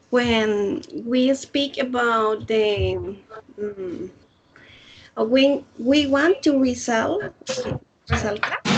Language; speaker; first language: English; non-native, learner; Spanish